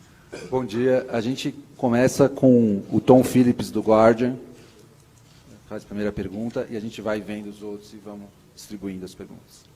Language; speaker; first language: Portuguese; native; Portuguese